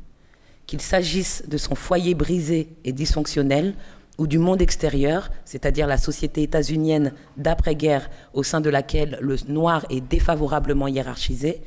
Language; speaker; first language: French; native; French